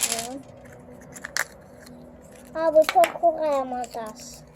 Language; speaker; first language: Turkish; non-native, learner; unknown